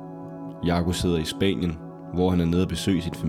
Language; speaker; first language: Danish; native; Danish